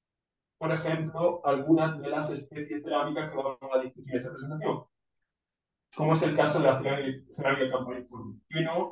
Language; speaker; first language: Spanish; native; Spanish